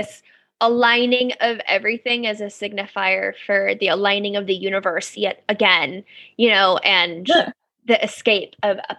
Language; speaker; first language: English; native; English